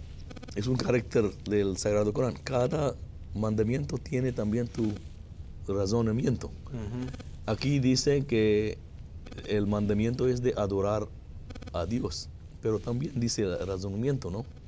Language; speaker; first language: Spanish; non-native, fluent; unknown